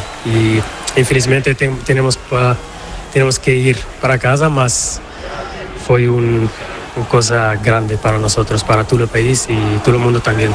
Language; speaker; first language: Spanish; non-native, learner; Portuguese